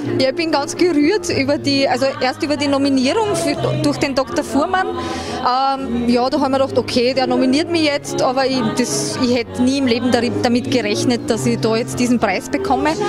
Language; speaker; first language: German; native; German